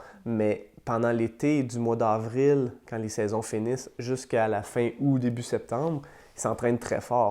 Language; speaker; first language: French; native; French